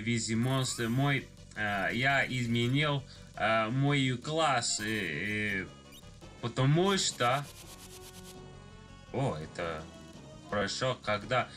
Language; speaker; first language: Russian; non-native, learner; English